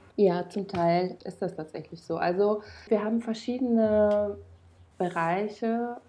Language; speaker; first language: German; non-native, fluent; Romanian